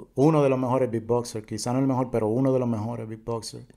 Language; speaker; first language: Spanish; native; Spanish